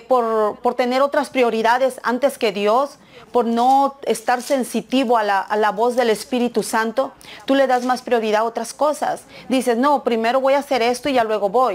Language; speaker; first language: Spanish; native; Spanish